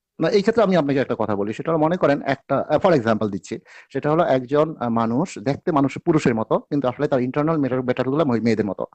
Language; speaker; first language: Bangla; native; Bangla